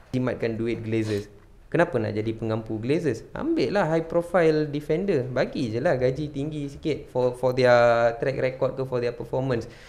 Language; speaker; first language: Malay; non-native, local second language; Tamil